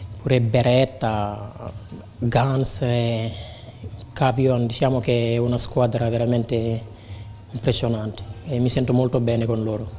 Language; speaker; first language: Italian; non-native, fluent; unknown